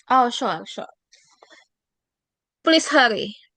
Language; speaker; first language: English; non-native, fluent; Indonesian